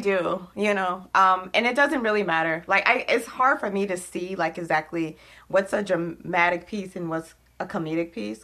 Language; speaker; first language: English; native; English